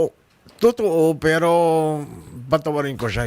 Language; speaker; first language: Filipino; non-native, learner; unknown